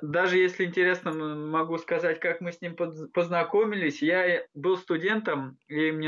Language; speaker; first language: Russian; non-native, local second language; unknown